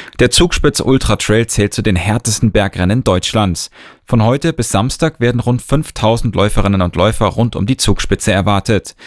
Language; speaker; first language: German; native; German